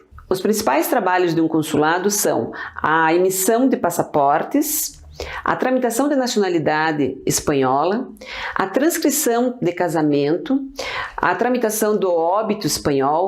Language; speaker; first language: Portuguese; early bilingual, other home language; Spanish